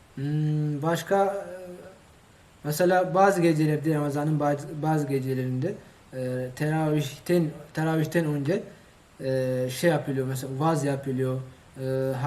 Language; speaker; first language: Turkish; non-native, fluent; Oromo